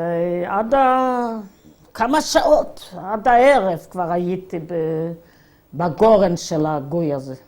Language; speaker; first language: Hebrew; non-native, fluent; Yiddish